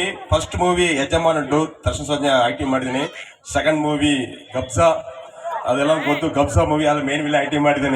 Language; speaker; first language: Kannada; non-native, local second language; Tamil